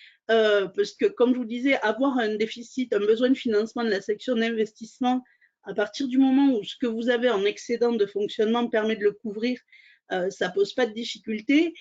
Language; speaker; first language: French; native; French